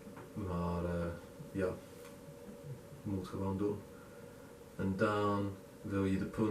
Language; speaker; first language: Dutch; non-native, learner; English